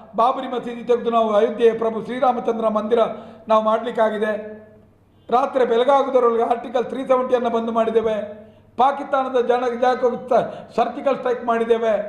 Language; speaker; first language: Kannada; non-native, local second language; Tulu